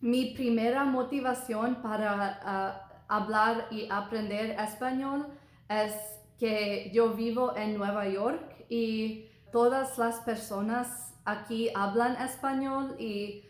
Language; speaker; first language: Spanish; non-native, learner; English